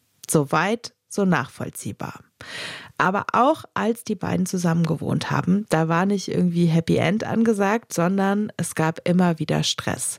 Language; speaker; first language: German; native; German